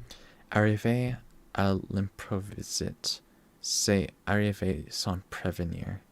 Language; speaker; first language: French; non-native, learner; English